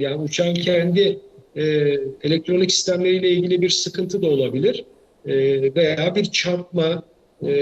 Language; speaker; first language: Turkish; native; Turkish